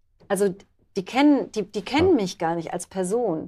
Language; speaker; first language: German; native; German